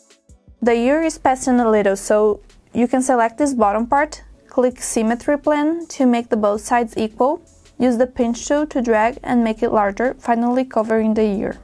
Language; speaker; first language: English; non-native, fluent; Portuguese